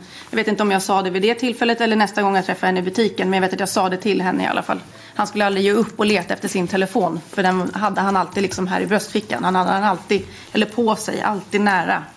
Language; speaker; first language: Swedish; native; Swedish